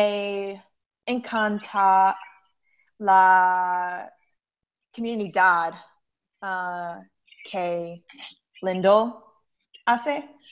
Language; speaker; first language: Spanish; non-native, learner; English